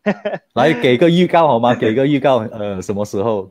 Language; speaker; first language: Chinese; native; Chinese